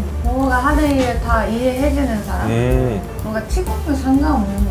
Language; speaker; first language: Korean; non-native, fluent; Japanese